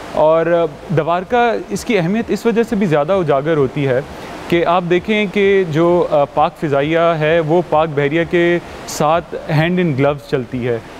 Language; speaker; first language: Urdu; native; Urdu